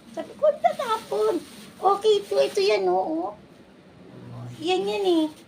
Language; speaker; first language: Filipino; native; Filipino